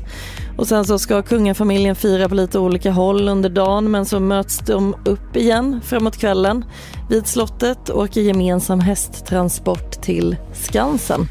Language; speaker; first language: Swedish; native; Swedish